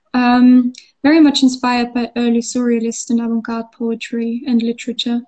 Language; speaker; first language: English; non-native, fluent; German